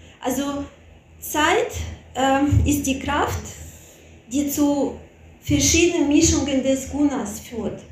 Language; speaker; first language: German; non-native, fluent; Russian